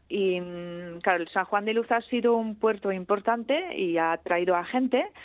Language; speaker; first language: Spanish; non-native, fluent; Basque